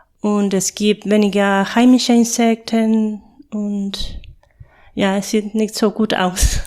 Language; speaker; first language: German; non-native, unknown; Spanish